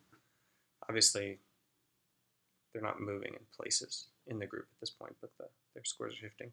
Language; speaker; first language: English; native; English